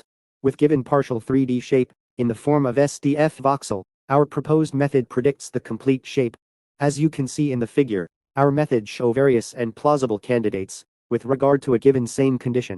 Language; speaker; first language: English; non-native, fluent; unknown